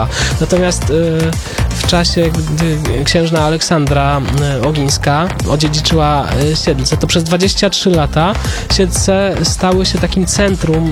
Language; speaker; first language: Polish; native; Polish